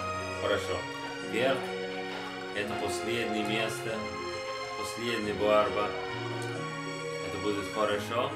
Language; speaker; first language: Russian; non-native, learner; English